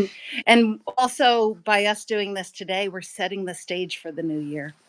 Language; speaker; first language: English; native; English